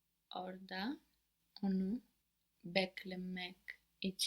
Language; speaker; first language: Turkish; non-native, learner; English